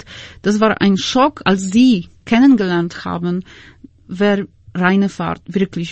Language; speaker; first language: German; non-native, fluent; Polish